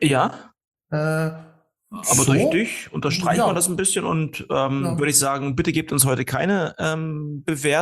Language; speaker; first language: German; native; German